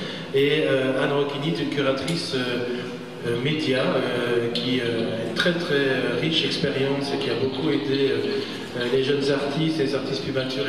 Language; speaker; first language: French; native; French